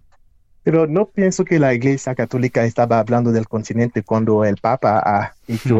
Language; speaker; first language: Spanish; non-native, fluent; English